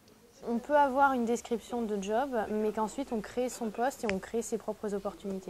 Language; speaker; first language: French; native; French